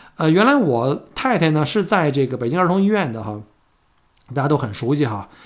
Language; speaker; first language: Chinese; native; Chinese